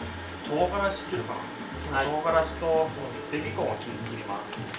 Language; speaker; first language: Japanese; non-native, learner; Thai